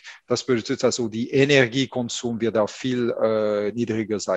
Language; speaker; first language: German; non-native, fluent; French